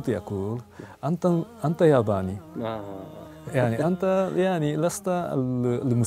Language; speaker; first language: Arabic; non-native, fluent; Japanese